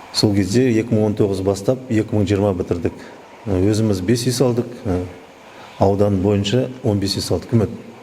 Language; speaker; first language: Kazakh; native; Kazakh